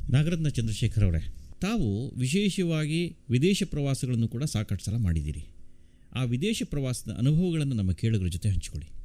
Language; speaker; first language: Kannada; native; Kannada